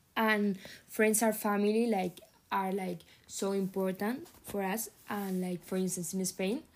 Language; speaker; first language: English; non-native, fluent; Spanish